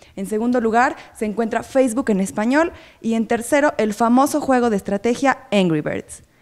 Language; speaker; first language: Spanish; native; Spanish